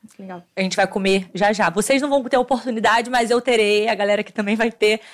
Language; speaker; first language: Portuguese; native; Portuguese